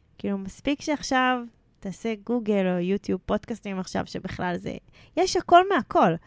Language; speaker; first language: Hebrew; native; Hebrew